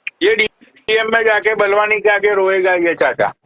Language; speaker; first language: Hindi; native; Hindi